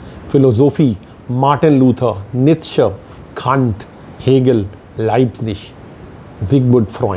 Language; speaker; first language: German; non-native, fluent; Hindi